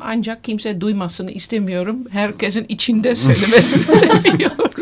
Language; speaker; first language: Turkish; non-native, fluent; Dutch